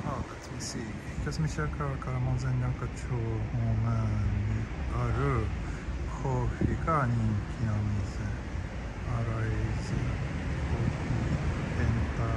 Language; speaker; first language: Japanese; non-native, fluent; Swedish